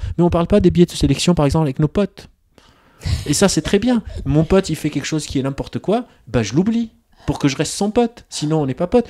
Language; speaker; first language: French; non-native, local second language; Arabic